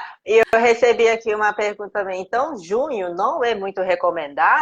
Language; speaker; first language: Portuguese; non-native, fluent; Japanese